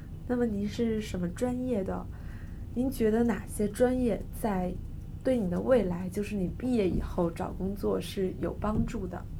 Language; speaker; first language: Chinese; native; Chinese